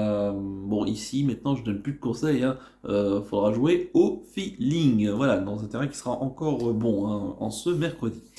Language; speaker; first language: French; native; French